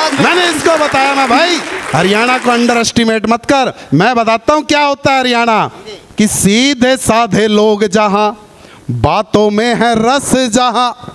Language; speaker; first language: Hindi; native; Hindi